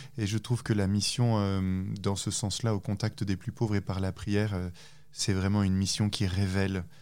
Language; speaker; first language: French; native; French